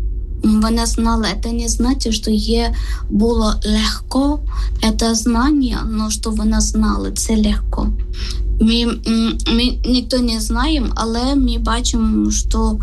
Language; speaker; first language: Ukrainian; non-native, learner; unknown